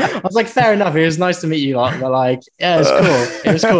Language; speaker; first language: English; native; English